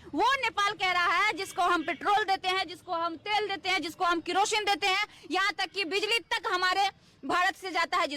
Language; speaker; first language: Hindi; native; Hindi